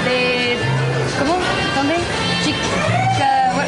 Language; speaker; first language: Spanish; non-native, learner; English